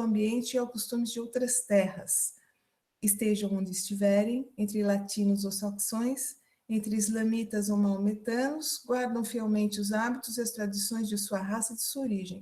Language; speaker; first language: Portuguese; native; Portuguese